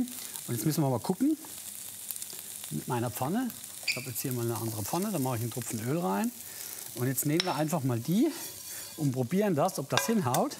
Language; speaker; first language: German; native; German